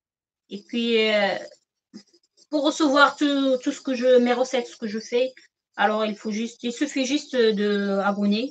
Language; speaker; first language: French; non-native, local second language; Arabic